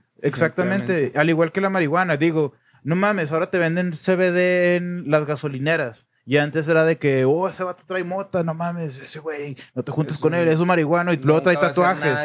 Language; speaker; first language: Spanish; native; Spanish